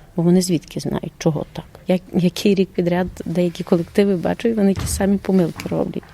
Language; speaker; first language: Ukrainian; native; Ukrainian